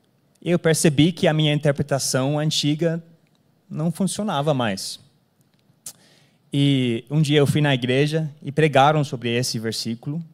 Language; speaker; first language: Portuguese; non-native, fluent; English